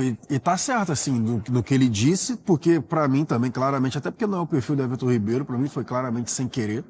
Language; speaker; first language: Portuguese; native; Portuguese